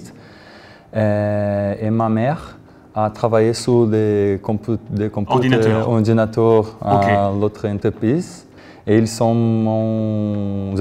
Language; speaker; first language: French; non-native, learner; Portuguese